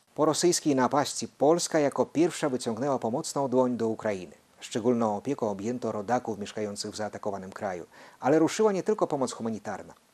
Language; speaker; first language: Polish; early bilingual, heritage; Polish